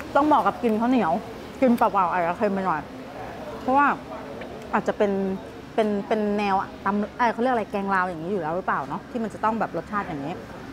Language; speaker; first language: Thai; native; Thai